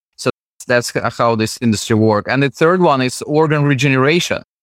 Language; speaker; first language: English; non-native, fluent; Russian